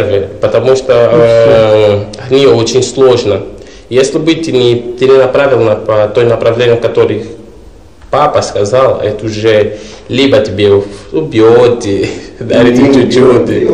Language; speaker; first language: Russian; non-native, learner; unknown